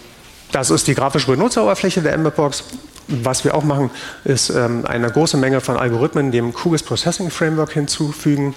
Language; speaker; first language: German; native; German